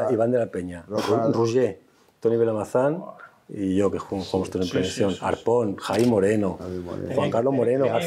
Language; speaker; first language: Spanish; early bilingual, other home language; Catalan